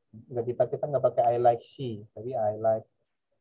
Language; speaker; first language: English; non-native, fluent; Indonesian